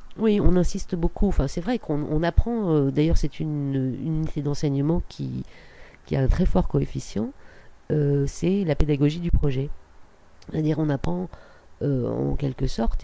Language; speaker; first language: French; native; French